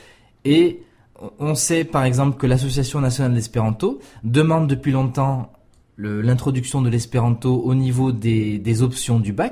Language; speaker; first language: French; native; French